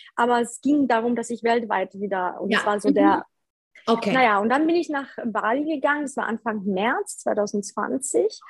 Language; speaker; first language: German; early bilingual, other home language; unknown